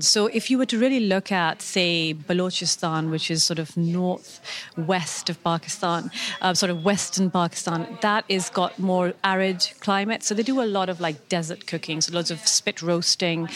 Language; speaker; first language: English; non-native, local second language; Urdu